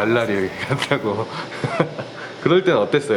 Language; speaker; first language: Korean; native; Korean